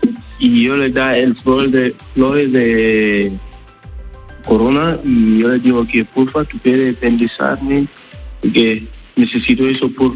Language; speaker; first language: Spanish; non-native, learner; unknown